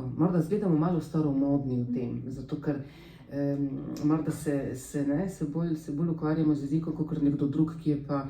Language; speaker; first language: Slovenian; native; Slovenian